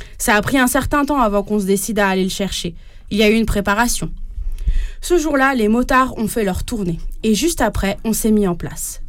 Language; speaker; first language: French; native; French